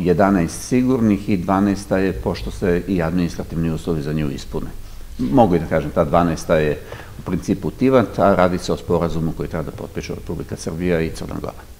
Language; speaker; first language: Serbian; native; Serbian